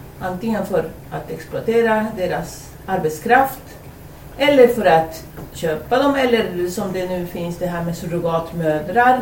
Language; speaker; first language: Swedish; non-native, fluent; Spanish